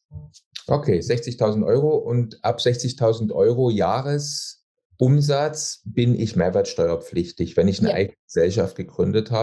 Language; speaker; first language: German; native; German